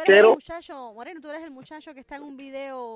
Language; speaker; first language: Spanish; native; Spanish